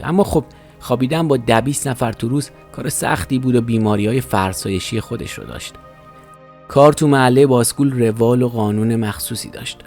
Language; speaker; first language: Persian; native; Persian